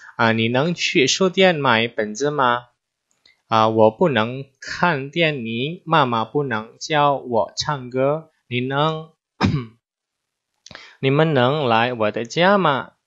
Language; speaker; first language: Chinese; non-native, fluent; Indonesian